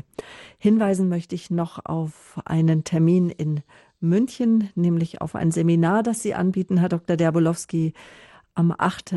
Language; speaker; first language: German; native; German